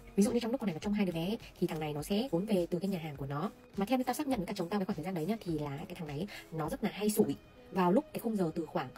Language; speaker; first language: Vietnamese; native; Vietnamese